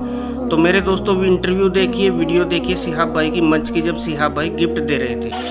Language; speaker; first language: Hindi; native; Hindi